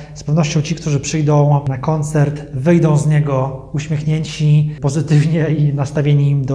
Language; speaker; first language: Polish; native; Polish